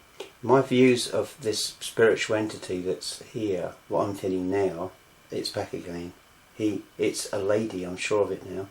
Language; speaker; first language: English; native; English